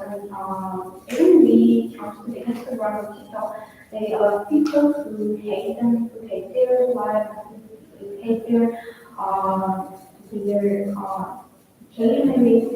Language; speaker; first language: English; non-native, fluent; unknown